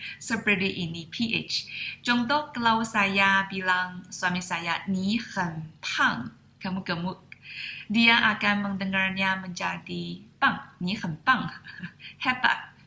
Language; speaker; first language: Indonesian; non-native, fluent; Chinese